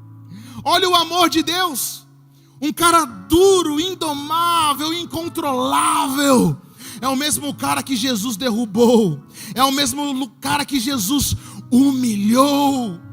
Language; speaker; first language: Portuguese; native; Portuguese